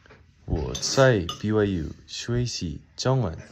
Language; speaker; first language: Chinese; non-native, learner; English